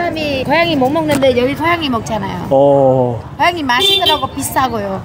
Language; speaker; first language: Korean; non-native, fluent; Vietnamese